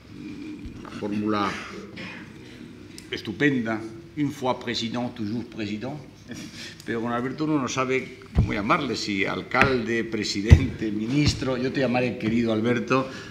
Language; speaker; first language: Spanish; native; Spanish